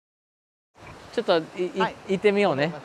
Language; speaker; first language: Japanese; non-native, learner; English